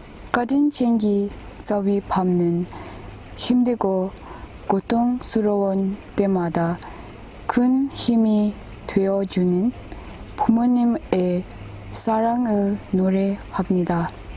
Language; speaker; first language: Korean; non-native, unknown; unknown